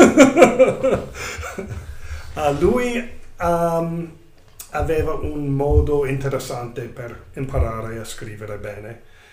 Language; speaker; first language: Italian; non-native, learner; English